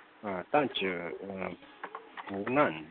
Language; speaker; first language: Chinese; non-native, learner; Korean